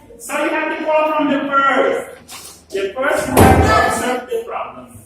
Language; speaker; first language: English; non-native, learner; Indonesian